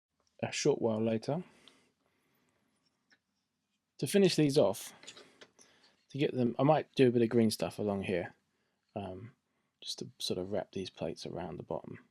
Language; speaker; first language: English; native; English